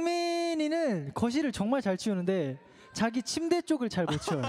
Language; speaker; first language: Korean; native; Korean